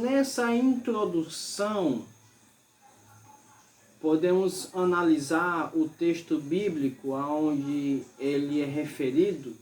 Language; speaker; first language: Portuguese; native; Portuguese